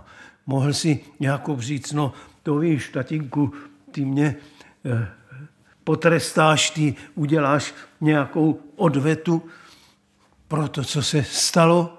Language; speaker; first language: Czech; native; Czech